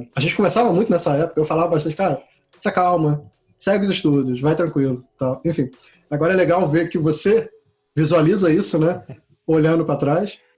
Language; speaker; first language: Portuguese; native; Portuguese